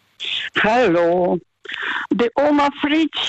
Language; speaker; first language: German; non-native, learner; Russian